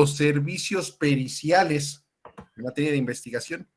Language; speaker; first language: Spanish; native; Spanish